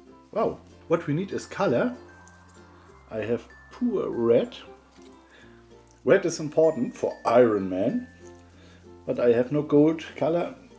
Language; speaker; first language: English; non-native, learner; German